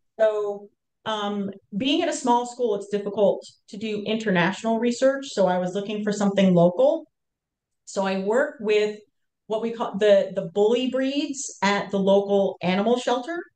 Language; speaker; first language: English; native; English